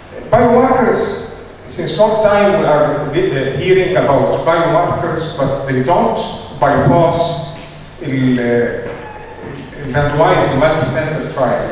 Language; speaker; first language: English; non-native, fluent; Arabic